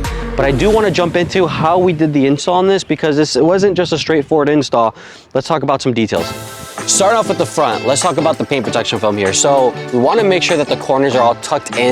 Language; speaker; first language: English; native; English